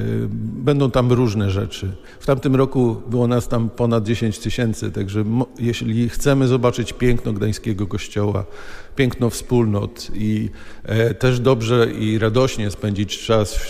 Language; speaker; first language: Polish; native; Polish